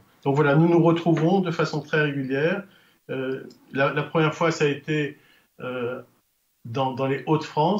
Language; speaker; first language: French; native; French